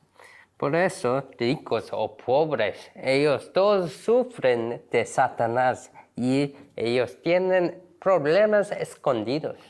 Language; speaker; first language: Spanish; non-native, learner; Korean